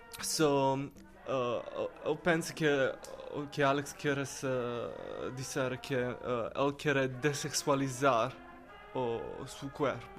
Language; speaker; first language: Portuguese; non-native, learner; Italian